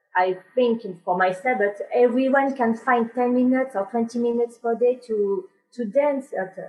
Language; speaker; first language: English; non-native, learner; French